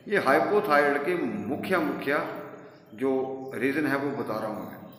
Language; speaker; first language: Hindi; native; Hindi